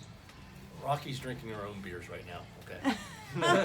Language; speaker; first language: English; native; English